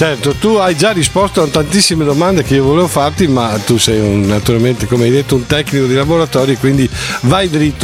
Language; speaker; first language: Italian; native; Italian